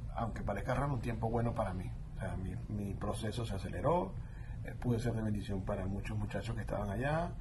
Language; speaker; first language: Spanish; native; Spanish